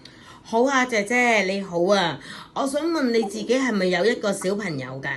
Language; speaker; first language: Cantonese; native; Cantonese